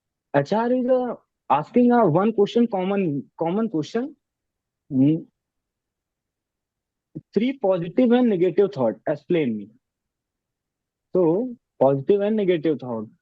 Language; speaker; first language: English; non-native, learner; Hindi